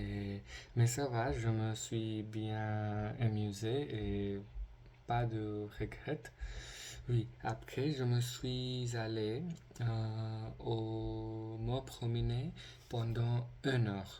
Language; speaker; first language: French; non-native, learner; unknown